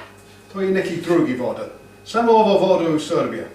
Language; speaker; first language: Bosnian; non-native, learner; English